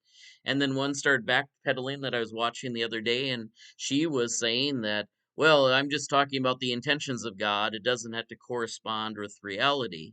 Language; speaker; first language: English; native; English